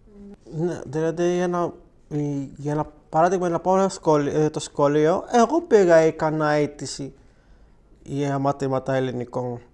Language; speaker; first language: Greek; non-native, learner; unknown